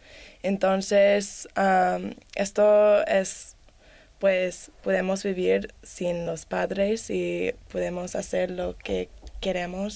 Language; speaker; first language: Spanish; non-native, learner; English